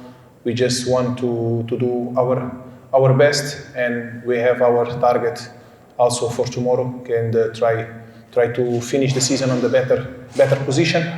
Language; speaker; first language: English; non-native, fluent; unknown